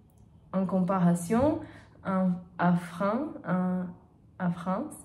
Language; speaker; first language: French; non-native, learner; Portuguese